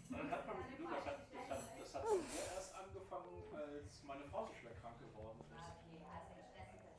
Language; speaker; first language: German; native; German